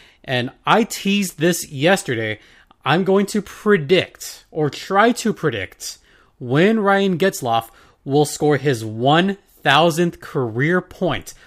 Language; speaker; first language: English; native; English